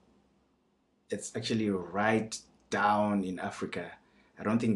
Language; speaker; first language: English; non-native, local second language; Shona